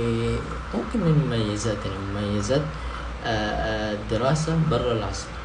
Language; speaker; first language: Arabic; non-native, fluent; Indonesian